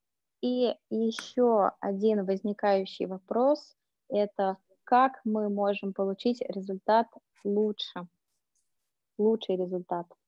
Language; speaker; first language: Russian; native; Russian